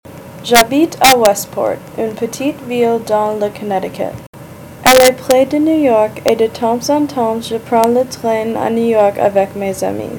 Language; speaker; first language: French; non-native, learner; English